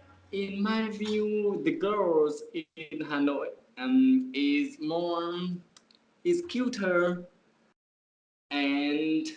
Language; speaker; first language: English; non-native, learner; Vietnamese